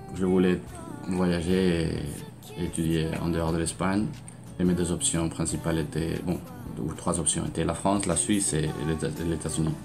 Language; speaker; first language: French; non-native, fluent; Spanish